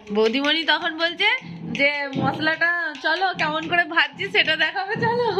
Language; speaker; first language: Bangla; native; Bangla